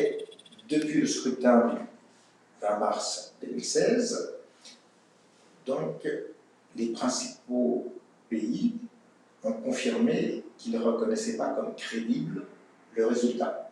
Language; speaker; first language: French; native; French